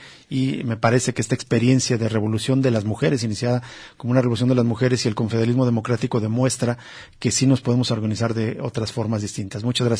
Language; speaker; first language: Spanish; native; Spanish